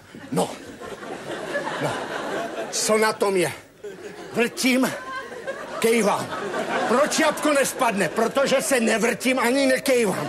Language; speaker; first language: Czech; native; Czech